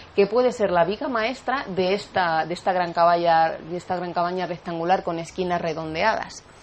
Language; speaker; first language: Spanish; native; Spanish